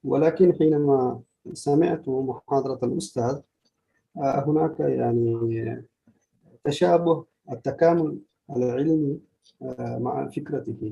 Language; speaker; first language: Arabic; non-native, fluent; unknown